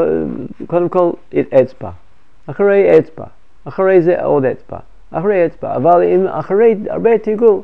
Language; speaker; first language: Hebrew; non-native, fluent; English